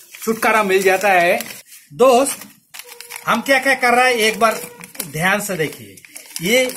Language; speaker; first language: Hindi; non-native, local second language; Bangla